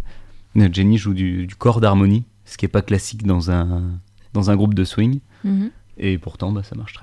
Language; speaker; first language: French; native; French